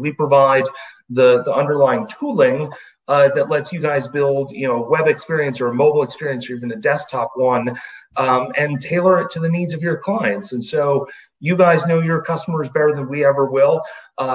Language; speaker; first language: English; native; English